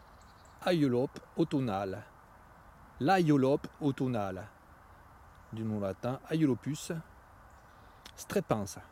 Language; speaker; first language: French; native; French